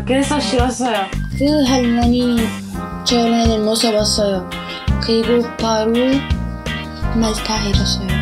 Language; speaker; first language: Korean; non-native, learner; Arabic